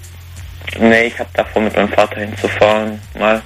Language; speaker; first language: German; native; German